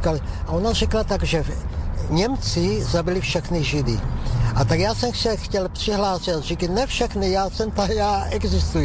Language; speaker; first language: Czech; early bilingual, heritage; Czech